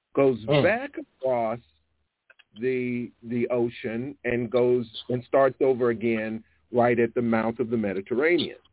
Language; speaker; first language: English; native; English